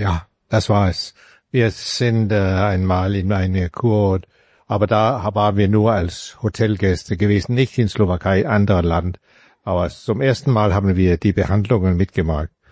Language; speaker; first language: German; non-native, fluent; Danish